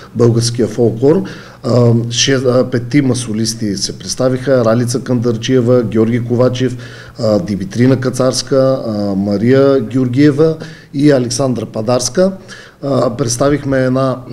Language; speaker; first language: Bulgarian; native; Bulgarian